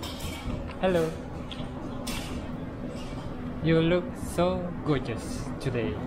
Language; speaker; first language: English; non-native, learner; Indonesian